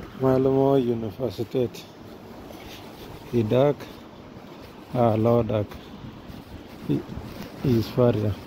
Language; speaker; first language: Swedish; non-native, learner; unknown